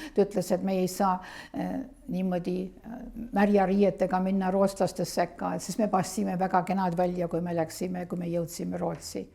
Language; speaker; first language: Estonian; early bilingual, heritage; Estonian